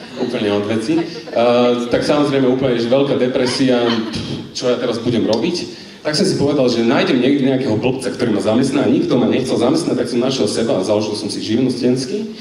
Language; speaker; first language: Slovak; native; Slovak